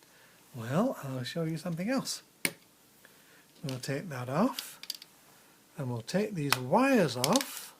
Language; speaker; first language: English; native; English